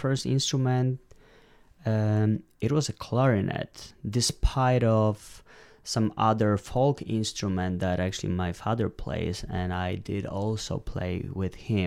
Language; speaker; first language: English; non-native, fluent; Polish